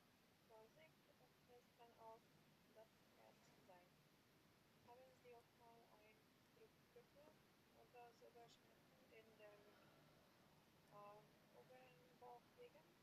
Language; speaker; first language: German; non-native, learner; Macedonian